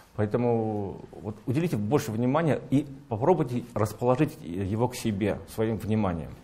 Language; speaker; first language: Russian; native; Russian